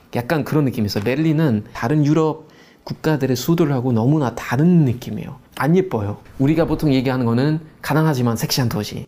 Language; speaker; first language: Korean; non-native, fluent; German